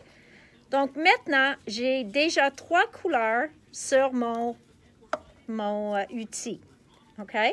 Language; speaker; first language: French; non-native, local second language; English